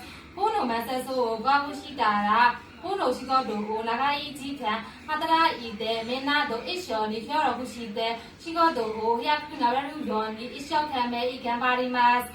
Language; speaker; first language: Japanese; non-native, learner; Burmese